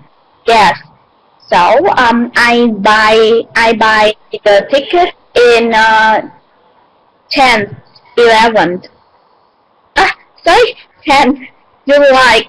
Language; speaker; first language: English; non-native, learner; Vietnamese